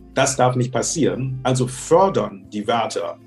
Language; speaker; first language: German; native; German